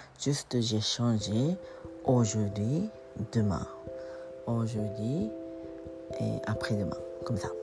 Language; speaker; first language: French; non-native, fluent; Japanese